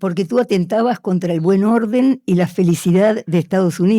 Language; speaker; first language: Spanish; native; Spanish